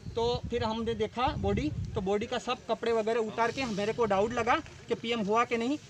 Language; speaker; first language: Hindi; non-native, local second language; Gujarati